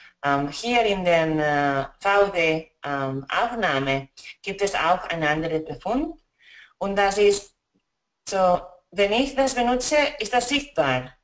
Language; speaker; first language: German; non-native, fluent; Spanish